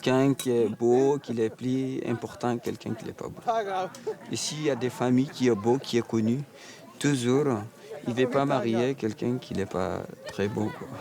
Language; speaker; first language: French; non-native, learner; Fula